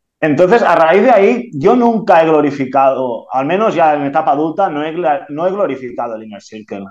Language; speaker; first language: Spanish; non-native, local second language; Catalan